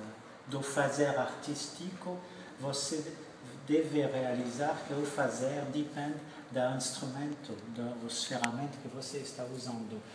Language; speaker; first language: Portuguese; non-native, fluent; French